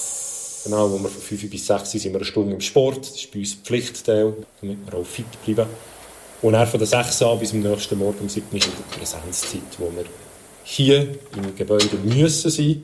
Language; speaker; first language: German; native; German